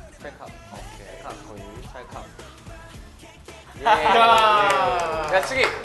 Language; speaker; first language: Japanese; non-native, fluent; Korean